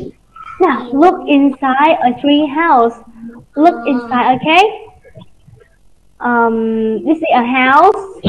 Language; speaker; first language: English; non-native, fluent; Vietnamese